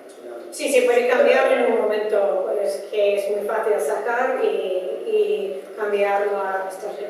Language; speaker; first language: Spanish; non-native, fluent; Dutch